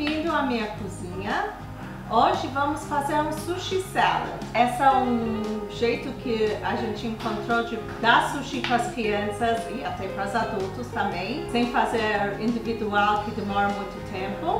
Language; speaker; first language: Portuguese; non-native, fluent; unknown